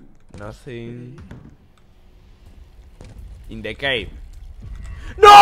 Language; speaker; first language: English; non-native, learner; Spanish